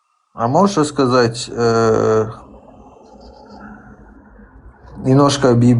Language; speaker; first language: Russian; early bilingual, heritage; Chechen